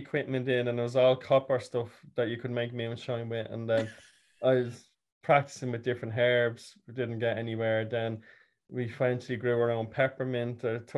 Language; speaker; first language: English; native; English